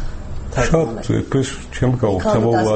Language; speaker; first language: Armenian; native; Armenian